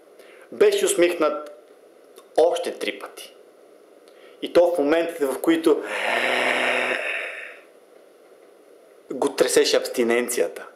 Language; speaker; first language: Bulgarian; native; Bulgarian